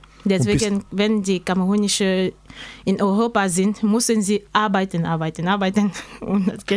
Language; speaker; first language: German; non-native, learner; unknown